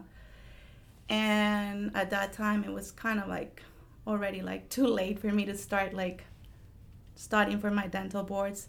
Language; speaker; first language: English; non-native, fluent; Spanish